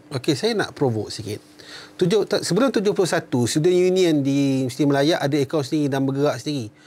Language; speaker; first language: Malay; native; Malay